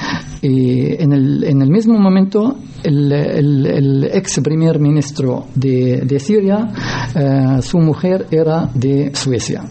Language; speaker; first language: Spanish; non-native, learner; Arabic